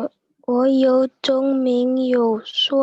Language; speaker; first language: Chinese; non-native, learner; Indonesian